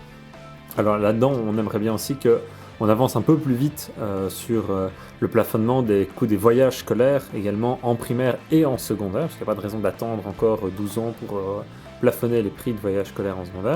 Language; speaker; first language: French; native; French